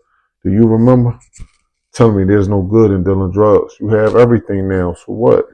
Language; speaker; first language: English; native; English